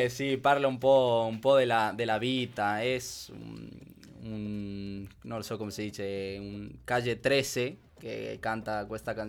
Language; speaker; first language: Italian; non-native, learner; Spanish